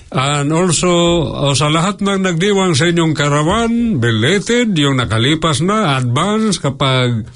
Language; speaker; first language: Filipino; non-native, local second language; Cebuano